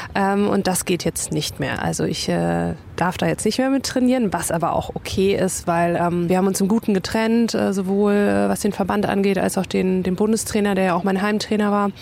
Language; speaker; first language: German; native; German